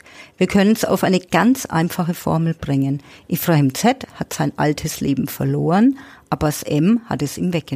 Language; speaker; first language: German; native; German